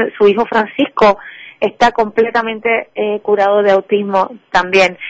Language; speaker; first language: Spanish; native; Spanish